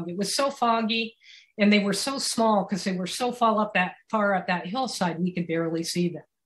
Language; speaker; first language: English; native; English